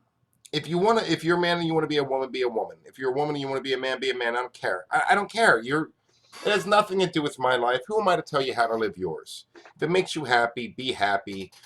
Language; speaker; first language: English; native; English